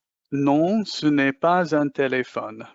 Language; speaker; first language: French; non-native, learner; English